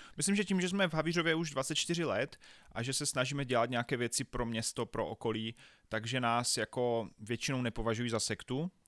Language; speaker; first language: Czech; native; Czech